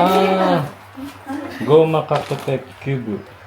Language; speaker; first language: Japanese; non-native, fluent; Filipino